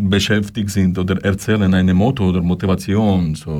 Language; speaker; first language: German; non-native, learner; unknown